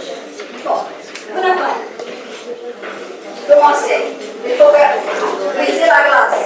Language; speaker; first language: French; non-native, fluent; Romanian